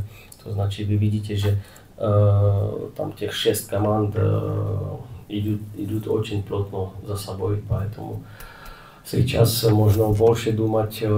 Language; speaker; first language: Russian; non-native, fluent; Czech